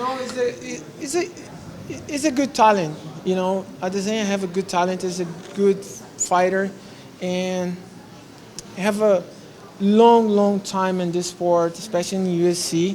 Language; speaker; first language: English; non-native, learner; Portuguese